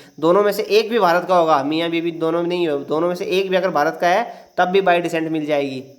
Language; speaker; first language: Hindi; native; Hindi